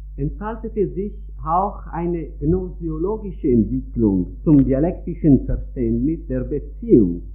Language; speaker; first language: German; non-native, fluent; Italian